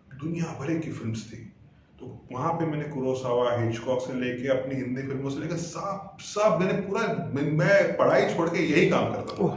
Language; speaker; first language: Hindi; non-native, local second language; Marathi